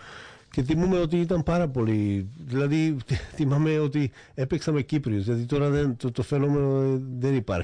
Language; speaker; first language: Greek; non-native, fluent; Slovak